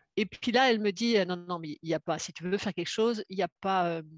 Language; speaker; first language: French; native; French